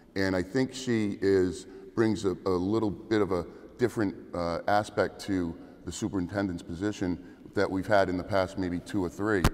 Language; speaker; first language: English; native; English